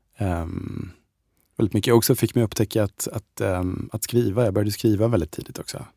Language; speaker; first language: Swedish; native; Swedish